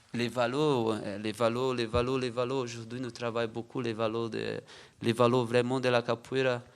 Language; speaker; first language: French; non-native, fluent; Portuguese